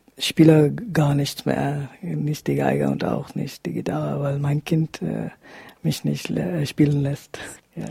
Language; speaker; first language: German; non-native, fluent; Hindi